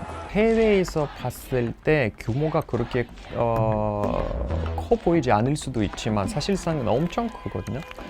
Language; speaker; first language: Korean; non-native, fluent; Russian